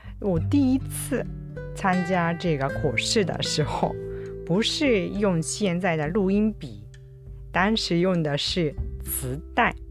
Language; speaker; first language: Chinese; non-native, fluent; Japanese